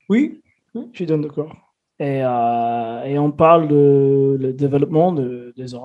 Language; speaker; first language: French; non-native, fluent; English